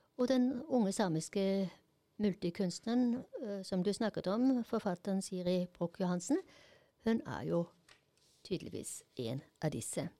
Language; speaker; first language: Norwegian; non-native, fluent; German